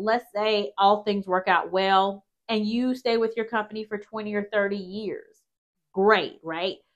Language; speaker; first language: English; native; English